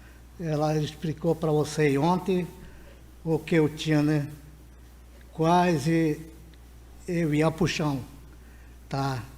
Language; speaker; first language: Portuguese; non-native, local second language; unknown